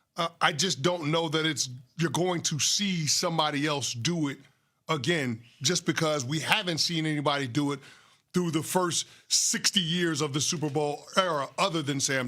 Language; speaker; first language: English; native; English